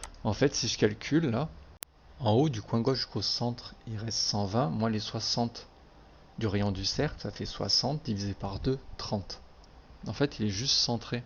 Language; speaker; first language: French; native; French